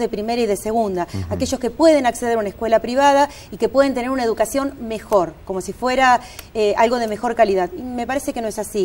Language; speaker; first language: Spanish; native; Spanish